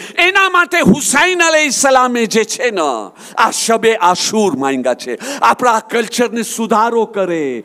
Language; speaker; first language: Gujarati; early bilingual, heritage; Gujarati